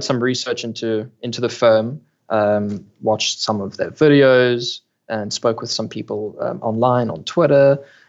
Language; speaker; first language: English; native; English